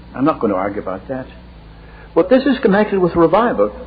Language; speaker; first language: English; native; English